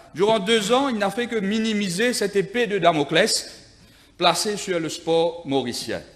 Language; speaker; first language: French; non-native, local second language; Morisyen